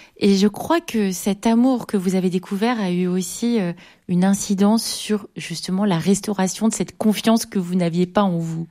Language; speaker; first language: French; native; French